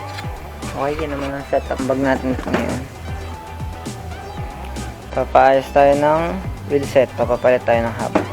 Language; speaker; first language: Filipino; native; Filipino